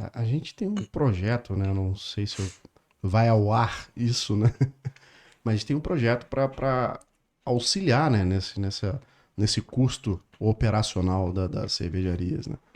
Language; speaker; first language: Portuguese; native; Portuguese